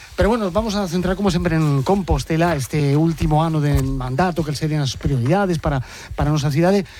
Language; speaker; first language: Galician; non-native, local second language; Spanish